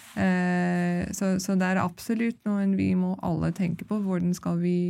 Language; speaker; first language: Norwegian; non-native, fluent; English